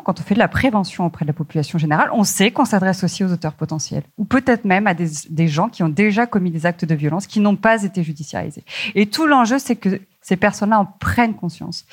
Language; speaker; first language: French; native; French